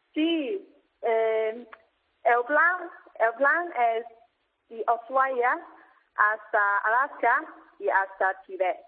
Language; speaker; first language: Spanish; non-native, learner; Cantonese